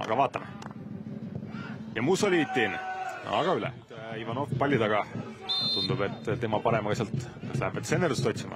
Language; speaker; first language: Estonian; native; Estonian